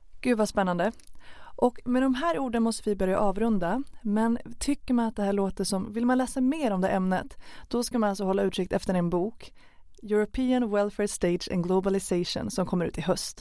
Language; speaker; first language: Swedish; native; Swedish